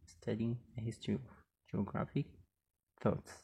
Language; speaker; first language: English; non-native, local second language; Amharic